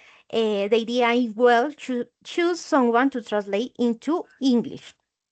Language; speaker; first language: English; non-native, learner; Spanish